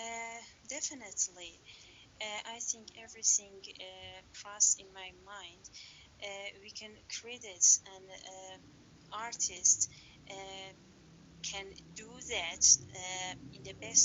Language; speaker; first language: English; non-native, learner; Persian